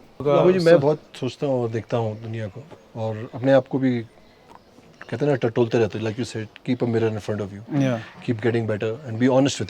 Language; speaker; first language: Hindi; native; Hindi